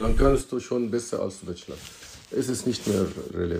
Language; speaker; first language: German; non-native, fluent; Arabic